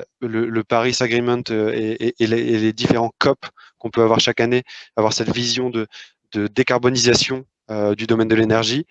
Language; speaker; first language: French; native; French